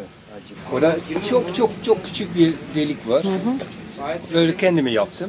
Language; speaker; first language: Turkish; non-native, fluent; Dutch